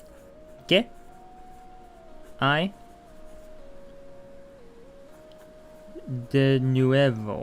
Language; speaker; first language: Spanish; non-native, learner; English